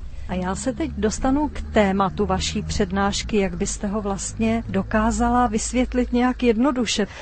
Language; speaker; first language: Czech; native; Czech